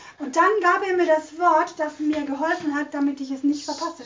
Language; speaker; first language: German; native; German